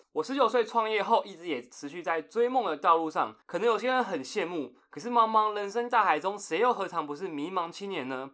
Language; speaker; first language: Chinese; native; Chinese